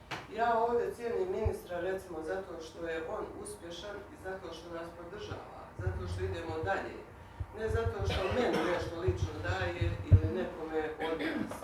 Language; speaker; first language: Bosnian; native; Bosnian